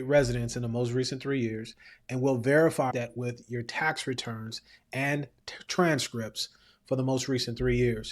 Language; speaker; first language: English; native; English